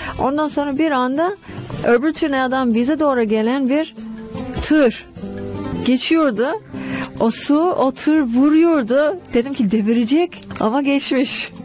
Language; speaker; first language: Turkish; non-native, fluent; English